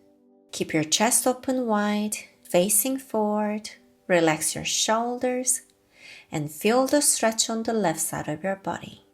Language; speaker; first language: English; non-native, fluent; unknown